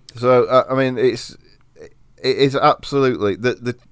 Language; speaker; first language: English; native; English